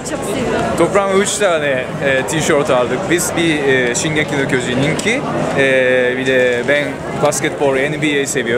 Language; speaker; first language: Turkish; non-native, fluent; Japanese